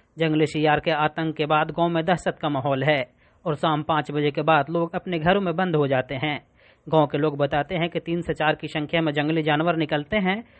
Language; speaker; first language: Hindi; native; Hindi